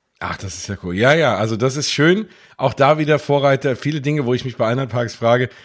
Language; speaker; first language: German; native; German